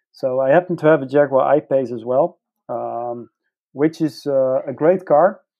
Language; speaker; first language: English; non-native, fluent; Dutch